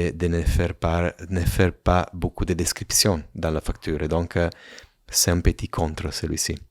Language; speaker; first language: French; non-native, fluent; Italian